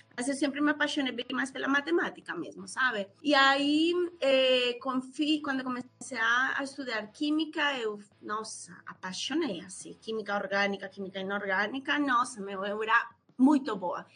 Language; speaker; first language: Portuguese; non-native, fluent; Spanish